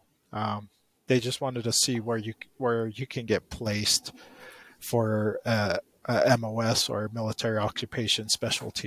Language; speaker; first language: English; native; English